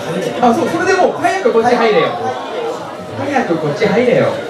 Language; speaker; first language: Japanese; native; Japanese